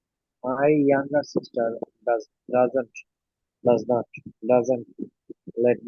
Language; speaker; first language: English; non-native, learner; Bangla